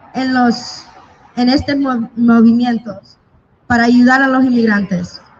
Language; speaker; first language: Spanish; early bilingual, heritage; Spanish